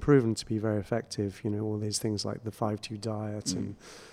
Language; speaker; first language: English; native; English